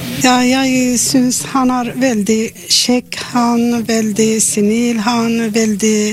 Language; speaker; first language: Norwegian; non-native, learner; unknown